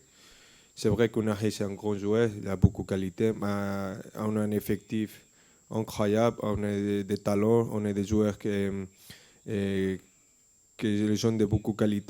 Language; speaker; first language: French; non-native, fluent; Spanish